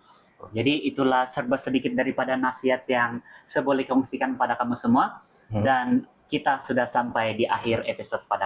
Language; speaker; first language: Malay; native; Malay